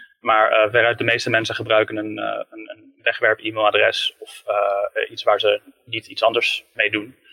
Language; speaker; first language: Dutch; native; Dutch